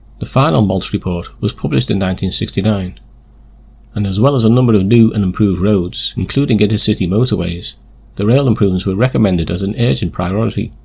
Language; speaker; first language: English; native; English